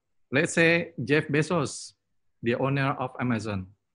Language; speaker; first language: English; non-native, fluent; Indonesian